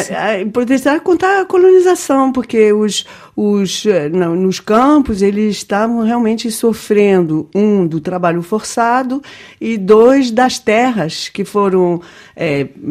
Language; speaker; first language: Portuguese; non-native, fluent; French